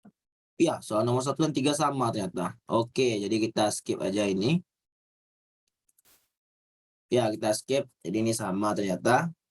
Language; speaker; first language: Indonesian; native; Indonesian